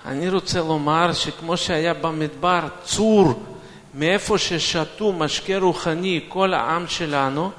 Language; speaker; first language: Hebrew; non-native, fluent; Russian